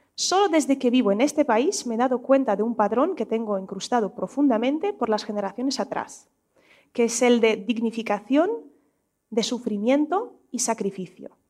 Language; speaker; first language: Spanish; non-native, fluent; Russian